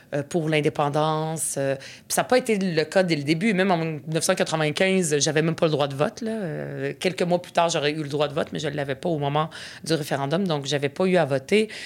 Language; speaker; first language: French; early bilingual, other home language; Arabic